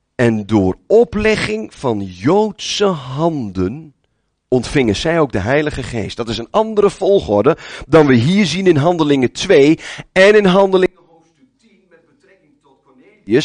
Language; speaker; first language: Dutch; native; Dutch